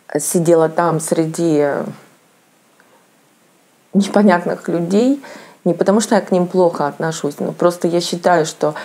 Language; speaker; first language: Russian; native; Russian